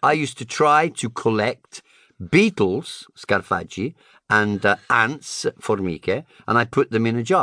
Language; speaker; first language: English; native; English